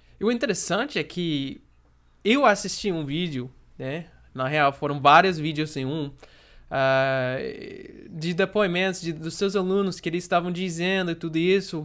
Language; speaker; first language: Portuguese; non-native, fluent; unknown